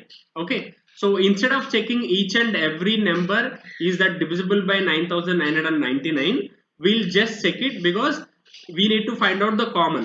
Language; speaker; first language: English; non-native, local second language; Telugu